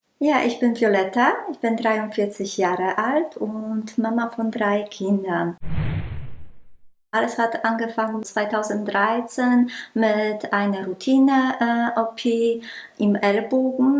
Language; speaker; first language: German; non-native, local second language; Polish